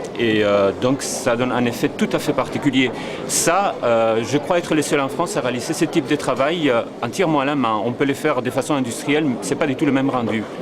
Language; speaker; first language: French; non-native, fluent; Spanish